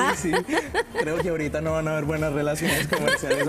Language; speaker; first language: Spanish; native; Spanish